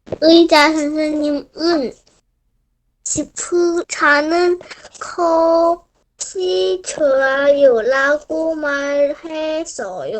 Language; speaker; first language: Korean; non-native, learner; Chinese